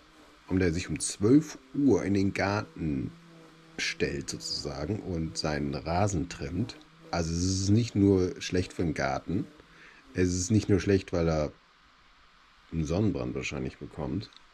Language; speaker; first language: German; native; German